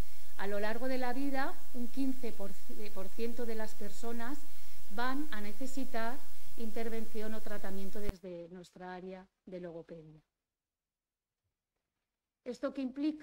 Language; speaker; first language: Spanish; native; Spanish